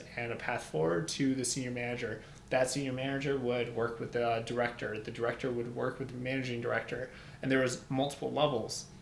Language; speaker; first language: English; early bilingual, other home language; Albanian